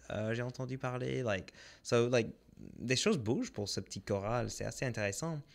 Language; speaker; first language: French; non-native, local second language; English